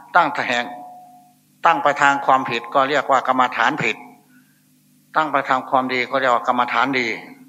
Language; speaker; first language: Thai; non-native, local second language; Northeastern Thai